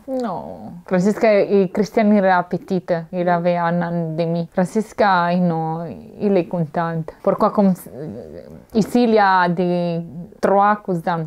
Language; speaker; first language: French; non-native, learner; Italian